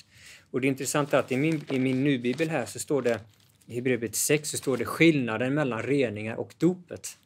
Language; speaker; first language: Swedish; native; Swedish